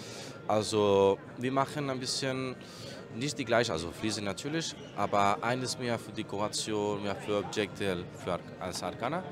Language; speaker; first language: German; non-native, learner; Spanish